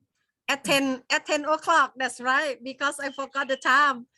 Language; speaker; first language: English; non-native, learner; Thai